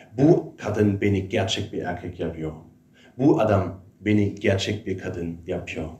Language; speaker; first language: Turkish; non-native, fluent; German